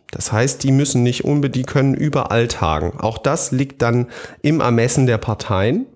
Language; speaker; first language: German; native; German